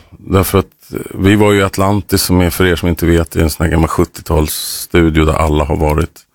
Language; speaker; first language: Swedish; native; Swedish